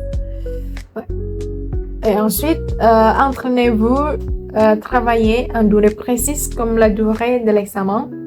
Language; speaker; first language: French; non-native, learner; Indonesian